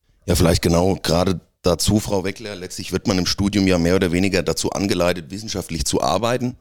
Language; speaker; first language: German; native; German